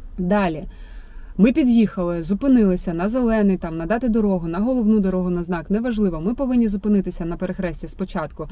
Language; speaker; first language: Ukrainian; non-native, local second language; Russian